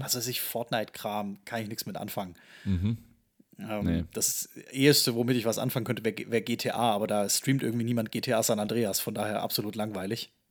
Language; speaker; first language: German; native; German